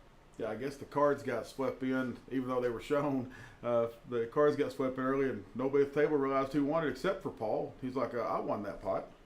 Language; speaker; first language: English; native; English